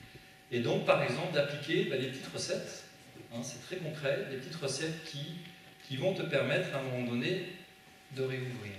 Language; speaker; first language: French; native; French